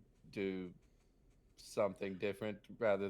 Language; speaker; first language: English; native; English